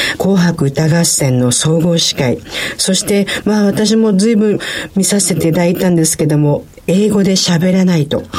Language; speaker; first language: Japanese; native; Japanese